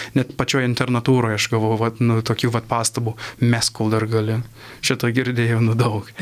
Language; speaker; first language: Lithuanian; early bilingual, heritage; Lithuanian